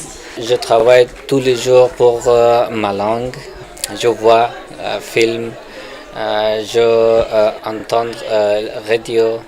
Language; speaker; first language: French; non-native, learner; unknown